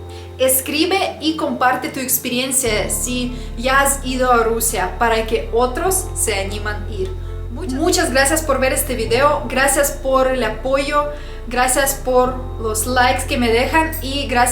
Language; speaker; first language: Spanish; non-native, fluent; Russian